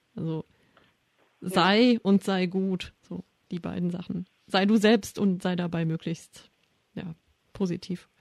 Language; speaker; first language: German; native; German